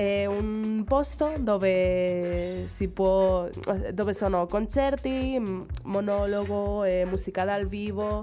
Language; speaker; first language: Italian; non-native, fluent; Spanish